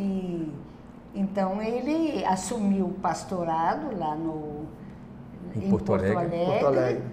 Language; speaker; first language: Portuguese; non-native, local second language; German